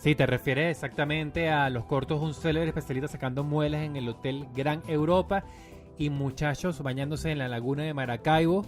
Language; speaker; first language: Spanish; native; Spanish